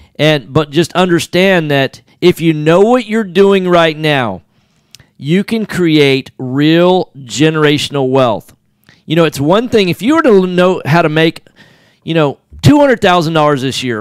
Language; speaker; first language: English; native; English